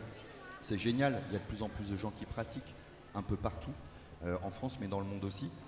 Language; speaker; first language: French; native; French